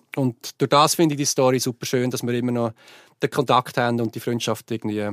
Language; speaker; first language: German; native; German